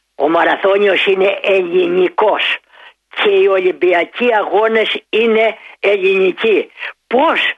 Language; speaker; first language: Greek; native; Greek